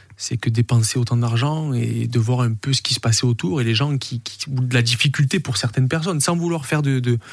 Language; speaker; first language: French; native; French